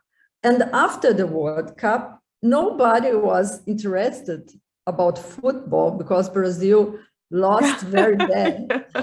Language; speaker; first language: English; non-native, learner; Portuguese